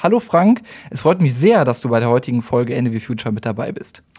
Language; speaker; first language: German; native; German